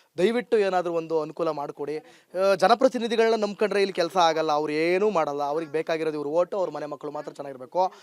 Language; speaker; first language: Kannada; native; Kannada